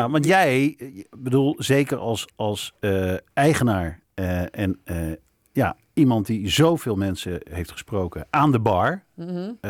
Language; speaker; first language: Dutch; native; Dutch